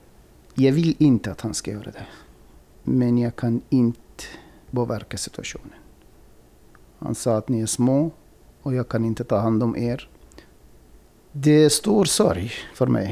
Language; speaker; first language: Swedish; non-native, fluent; Arabic